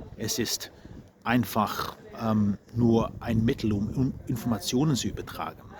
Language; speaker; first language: German; non-native, fluent; English